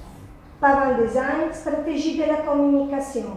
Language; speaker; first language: French; non-native, fluent; Italian